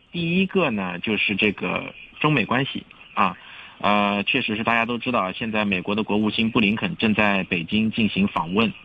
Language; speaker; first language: Chinese; native; Chinese